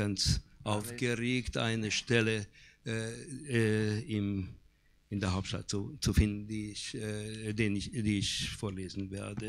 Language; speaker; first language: German; non-native, fluent; Hungarian